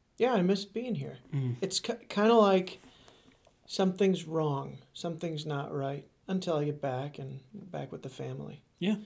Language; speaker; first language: English; native; English